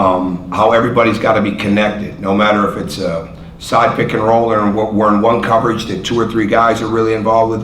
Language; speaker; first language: English; native; English